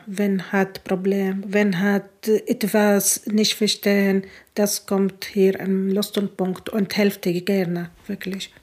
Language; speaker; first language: German; non-native, learner; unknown